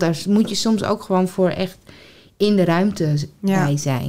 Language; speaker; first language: Dutch; native; Dutch